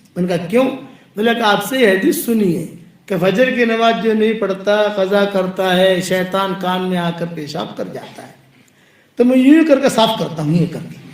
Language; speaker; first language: Urdu; native; Urdu